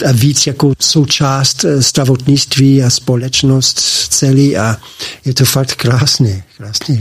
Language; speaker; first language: Czech; non-native, learner; English